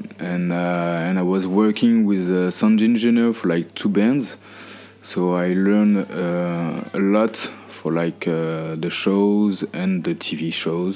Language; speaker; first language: English; non-native, fluent; French